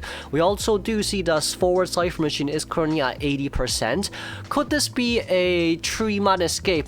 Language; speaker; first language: English; non-native, fluent; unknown